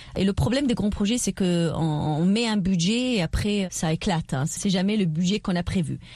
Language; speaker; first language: French; non-native, local second language; Arabic